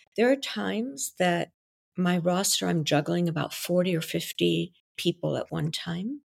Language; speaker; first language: English; non-native, fluent; French